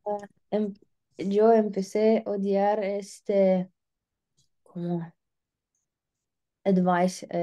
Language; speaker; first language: Spanish; non-native, learner; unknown